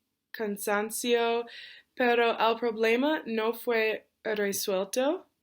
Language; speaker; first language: Spanish; non-native, learner; English